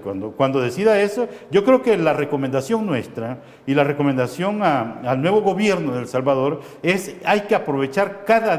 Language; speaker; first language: Spanish; native; Spanish